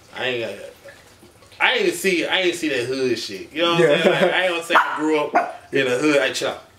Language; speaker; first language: English; native; English